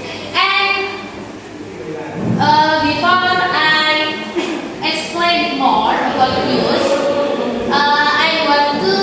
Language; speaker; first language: English; non-native, learner; Indonesian